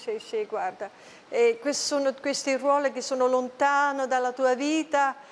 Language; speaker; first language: Italian; non-native, fluent; German